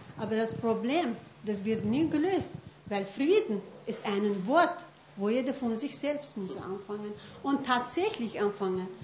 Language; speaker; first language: German; non-native, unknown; Kurdish